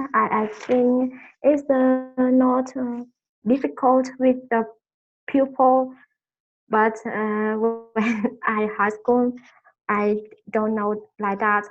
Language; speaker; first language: English; non-native, learner; Vietnamese